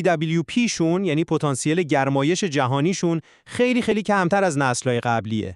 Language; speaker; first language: Persian; native; Persian